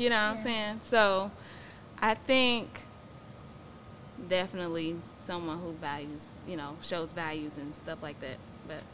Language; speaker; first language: English; native; English